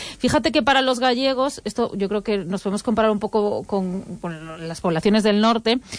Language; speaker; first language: Spanish; native; Spanish